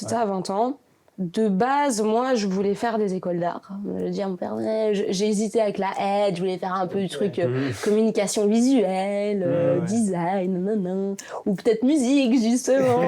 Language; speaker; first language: French; native; French